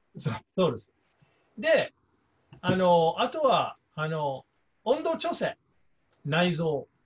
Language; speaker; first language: Japanese; non-native, fluent; English